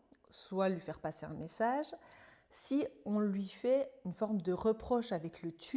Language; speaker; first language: French; native; French